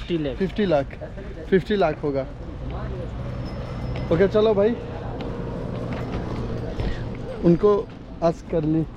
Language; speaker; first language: Hindi; non-native, learner; Bangla